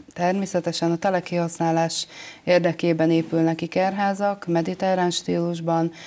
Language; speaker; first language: Hungarian; native; Hungarian